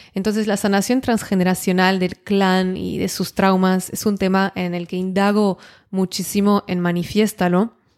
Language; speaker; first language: Spanish; non-native, fluent; French